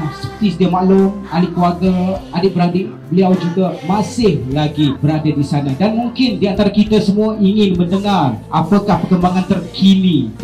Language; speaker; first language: Malay; native; Malay